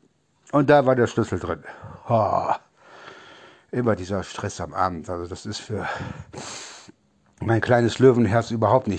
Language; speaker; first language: German; native; German